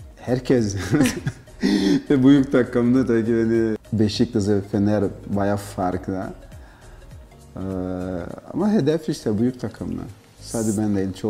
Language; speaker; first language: Turkish; non-native, learner; Portuguese